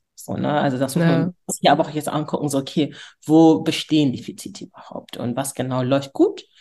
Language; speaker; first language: German; native; German